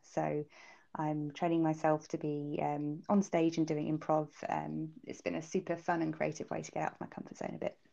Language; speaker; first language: English; native; English